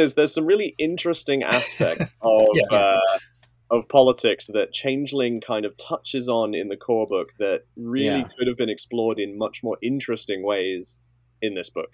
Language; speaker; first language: English; native; English